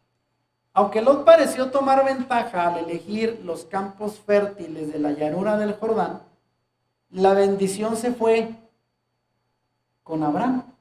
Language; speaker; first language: Spanish; native; Spanish